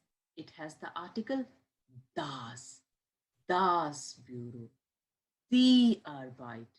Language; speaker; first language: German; non-native, fluent; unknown